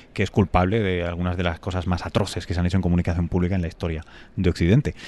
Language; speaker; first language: Spanish; native; Spanish